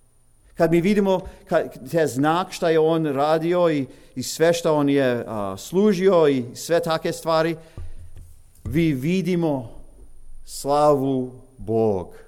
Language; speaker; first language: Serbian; early bilingual, heritage; English